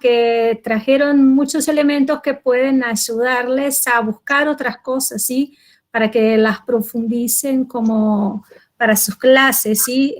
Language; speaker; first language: Spanish; non-native, fluent; Portuguese